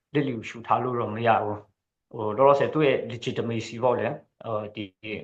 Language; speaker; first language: Burmese; non-native, local second language; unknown